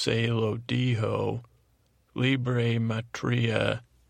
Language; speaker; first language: Spanish; non-native, learner; English